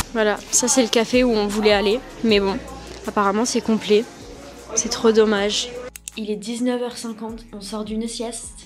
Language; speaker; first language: French; native; French